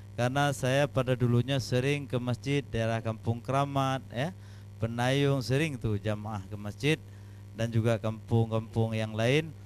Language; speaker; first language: Malay; non-native, local second language; Achinese